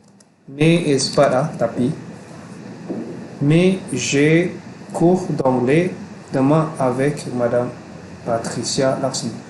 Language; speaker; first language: French; non-native, fluent; Malay